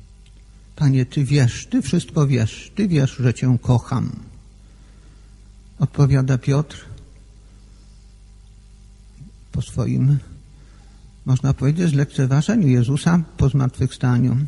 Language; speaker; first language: Polish; native; Polish